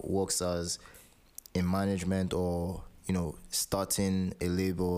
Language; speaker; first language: English; non-native, local second language; Yoruba